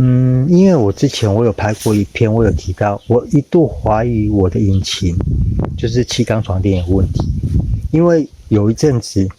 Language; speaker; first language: Chinese; native; Chinese